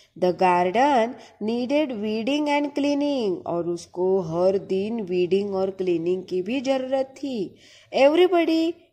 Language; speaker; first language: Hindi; non-native, local second language; Marathi